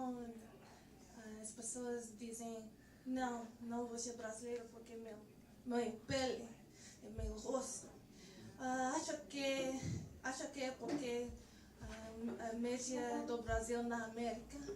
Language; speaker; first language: Portuguese; early bilingual, heritage; English